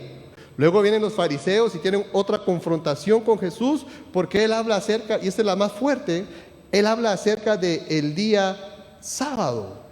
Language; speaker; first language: Spanish; native; Spanish